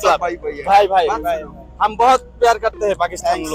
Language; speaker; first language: Hindi; non-native, learner; Bangla